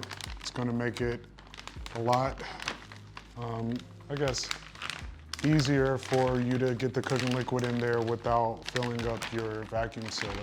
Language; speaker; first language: English; native; English